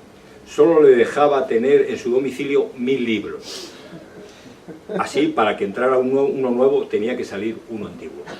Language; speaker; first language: Spanish; native; Spanish